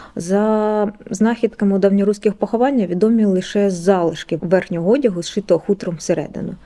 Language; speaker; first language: Ukrainian; native; Ukrainian